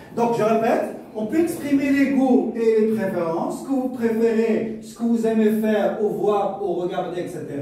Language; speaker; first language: French; non-native, local second language; Arabic